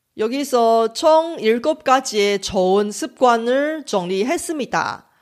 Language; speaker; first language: Korean; non-native, local second language; Chinese